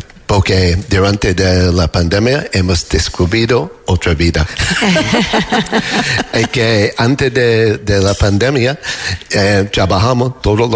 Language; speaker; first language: Spanish; non-native, learner; English